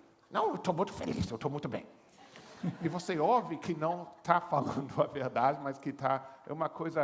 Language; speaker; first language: Portuguese; non-native, fluent; English